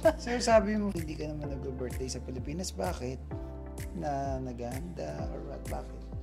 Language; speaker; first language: Filipino; native; Filipino